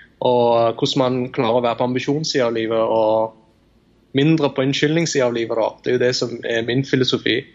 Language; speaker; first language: Norwegian; early bilingual, other home language; Tamil